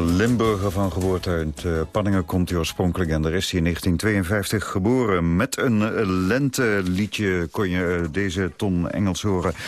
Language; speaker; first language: Dutch; native; Dutch